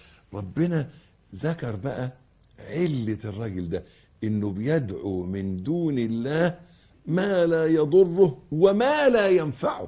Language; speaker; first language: Arabic; native; Arabic